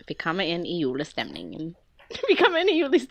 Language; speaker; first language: Danish; non-native, fluent; English